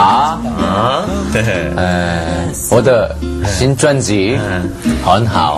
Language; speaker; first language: Chinese; non-native, learner; Korean